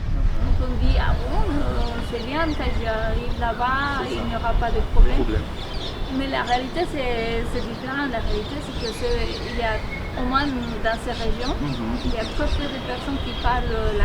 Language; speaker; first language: French; non-native, fluent; Spanish